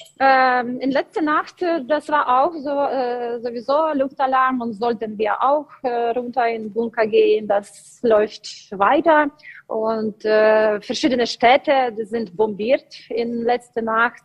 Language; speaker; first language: German; non-native, learner; Ukrainian